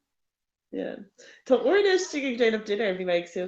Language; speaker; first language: Irish; non-native, local second language; English